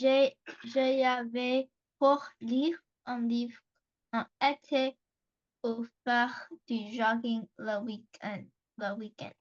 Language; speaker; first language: French; non-native, learner; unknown